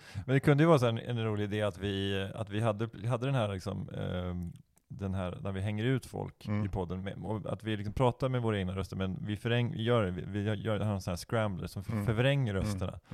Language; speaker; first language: Swedish; native; Swedish